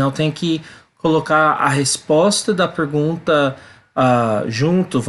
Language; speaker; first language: Portuguese; non-native, learner; English